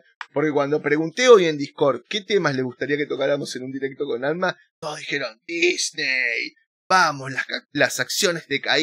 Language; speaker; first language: Spanish; native; Spanish